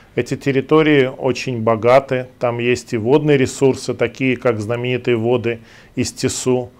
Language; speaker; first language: Russian; native; Russian